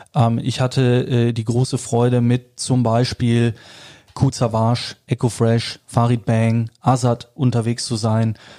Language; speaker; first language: German; native; German